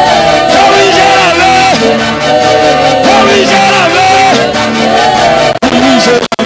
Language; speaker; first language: French; non-native, local second language; Lingala